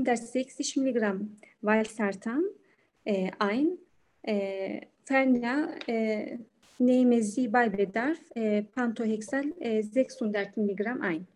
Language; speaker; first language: German; non-native, learner; Turkish